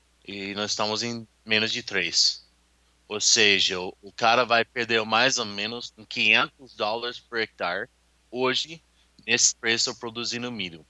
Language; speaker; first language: Portuguese; non-native, learner; English